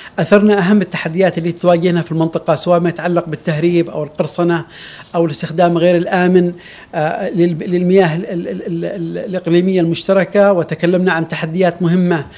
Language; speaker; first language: Arabic; native; Arabic